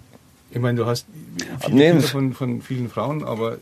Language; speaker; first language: German; native; German